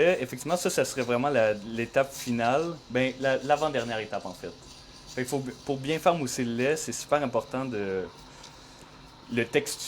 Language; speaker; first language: French; native; French